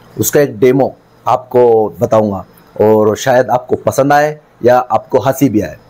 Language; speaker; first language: Hindi; non-native, local second language; Marathi